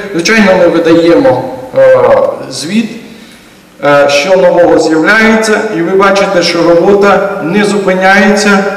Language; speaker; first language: Ukrainian; native; Ukrainian